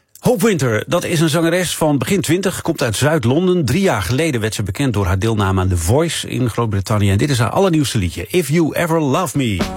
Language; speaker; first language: Dutch; native; Dutch